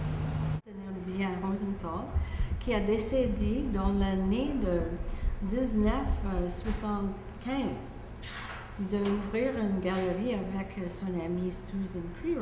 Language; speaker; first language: French; non-native, local second language; English